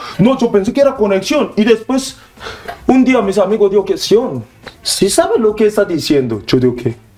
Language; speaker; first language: Spanish; non-native, learner; Korean